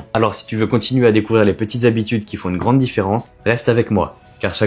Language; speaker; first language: French; native; French